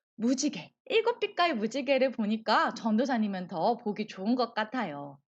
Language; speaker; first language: Korean; native; Korean